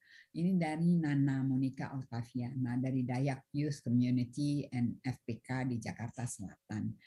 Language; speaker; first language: Indonesian; native; Indonesian